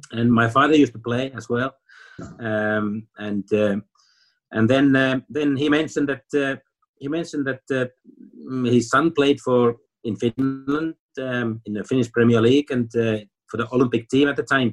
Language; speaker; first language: English; non-native, fluent; Finnish